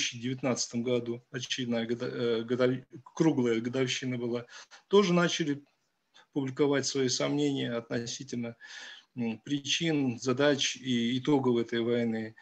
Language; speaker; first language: Russian; native; Russian